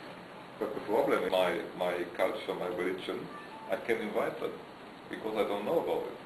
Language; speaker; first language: English; non-native, learner; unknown